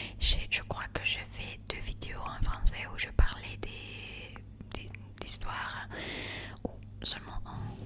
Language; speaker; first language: French; non-native, learner; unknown